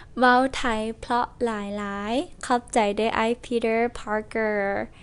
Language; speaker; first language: Lao; non-native, local second language; Hmong